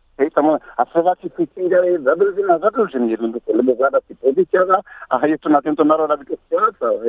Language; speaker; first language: Slovak; non-native, fluent; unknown